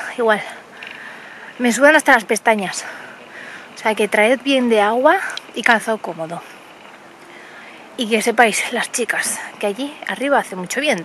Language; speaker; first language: Spanish; native; Spanish